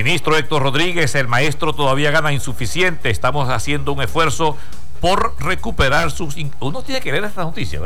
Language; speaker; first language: Spanish; native; Spanish